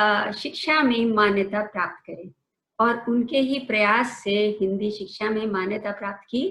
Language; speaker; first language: Hindi; native; Hindi